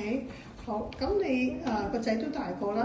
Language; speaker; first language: Cantonese; native; Cantonese